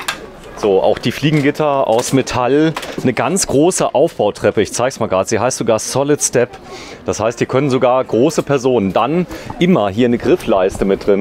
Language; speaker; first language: German; native; German